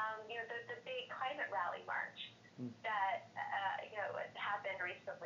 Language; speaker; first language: English; native; English